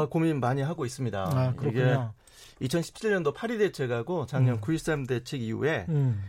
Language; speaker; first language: Korean; native; Korean